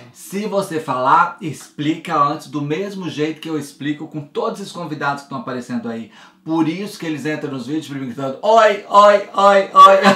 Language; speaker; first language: Portuguese; native; Portuguese